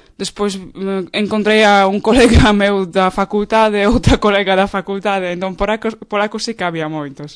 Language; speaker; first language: Galician; non-native, fluent; Polish